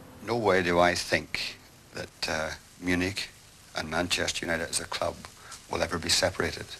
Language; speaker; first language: English; native; English